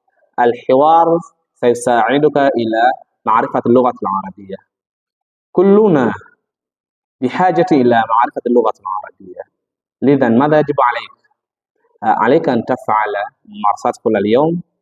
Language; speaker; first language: Arabic; non-native, fluent; Swahili